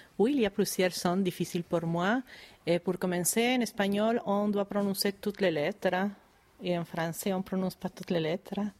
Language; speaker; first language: French; non-native, fluent; Spanish